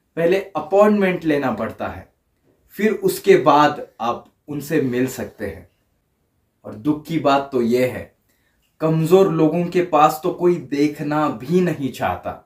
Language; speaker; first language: Hindi; non-native, local second language; Marathi